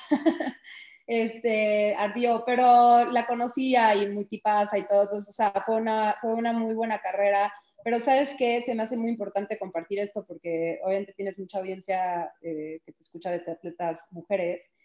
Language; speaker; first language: Spanish; early bilingual, heritage; Spanish